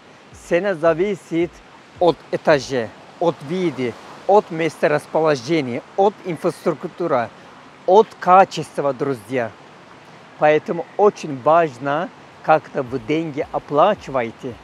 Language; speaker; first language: Russian; non-native, fluent; Turkish